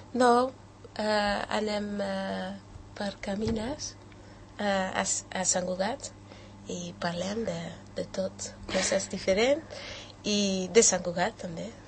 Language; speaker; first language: Catalan; non-native, learner; Dutch